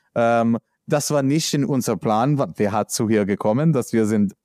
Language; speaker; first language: German; non-native, learner; English